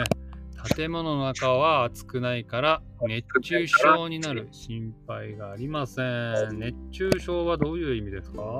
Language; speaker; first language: Japanese; native; Japanese